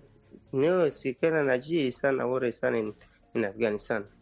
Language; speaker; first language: Spanish; non-native, learner; Persian